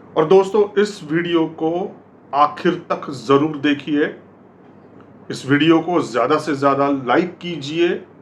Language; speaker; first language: Hindi; non-native, local second language; Marathi